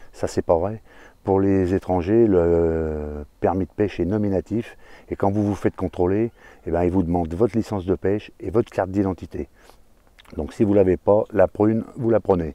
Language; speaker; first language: French; native; French